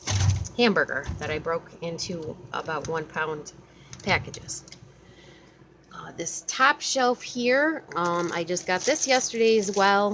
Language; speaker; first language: English; native; English